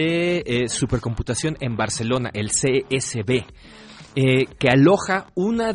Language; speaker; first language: Spanish; native; Spanish